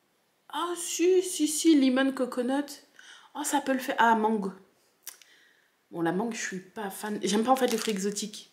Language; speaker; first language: French; native; French